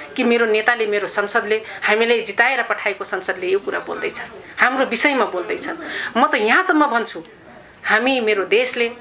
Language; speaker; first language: Nepali; non-native, local second language; Rana Tharu